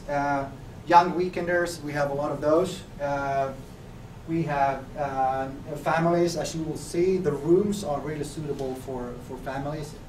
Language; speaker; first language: English; non-native, fluent; Finnish